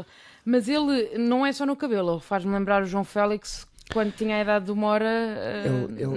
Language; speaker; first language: Portuguese; native; Portuguese